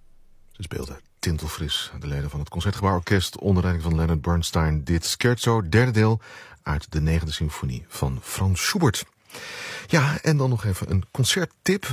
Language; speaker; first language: Dutch; native; Dutch